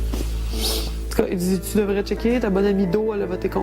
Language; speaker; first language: French; native; French